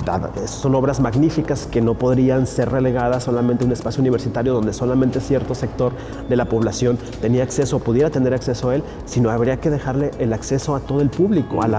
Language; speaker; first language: Spanish; native; Spanish